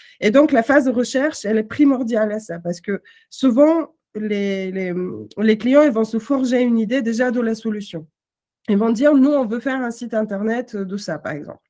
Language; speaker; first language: French; non-native, fluent; Russian